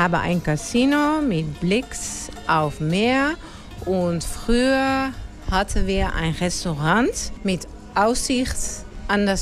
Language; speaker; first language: German; non-native, learner; Dutch